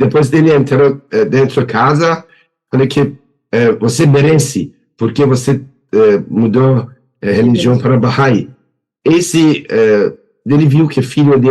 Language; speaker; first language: Portuguese; non-native, learner; Persian